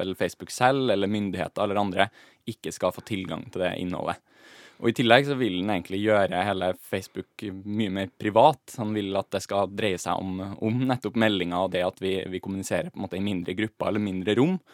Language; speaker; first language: Norwegian; native; Norwegian